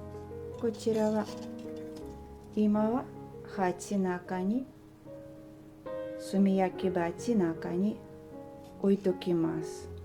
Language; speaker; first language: Japanese; non-native, learner; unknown